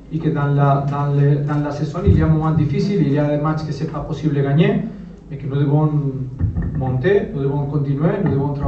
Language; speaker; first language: French; non-native, learner; Spanish